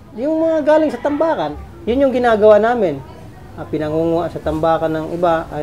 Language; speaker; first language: Filipino; non-native, local second language; Bikol